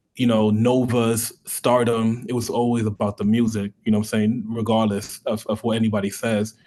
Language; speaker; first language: English; native; English